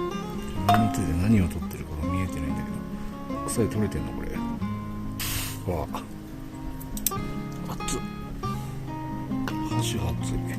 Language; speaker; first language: Japanese; native; Japanese